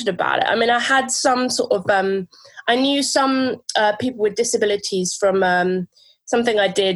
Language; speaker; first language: English; native; English